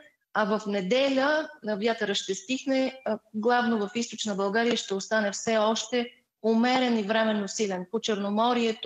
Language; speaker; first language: Bulgarian; native; Bulgarian